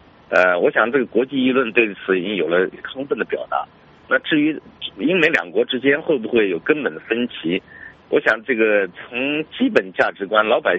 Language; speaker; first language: Chinese; native; Chinese